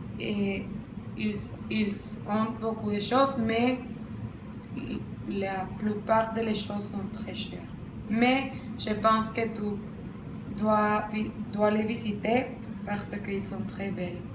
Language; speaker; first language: French; non-native, learner; Spanish